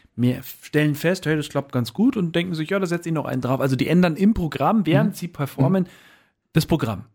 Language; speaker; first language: German; native; German